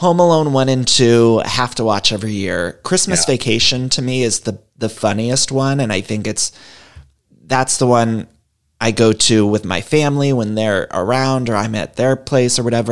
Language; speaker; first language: English; native; English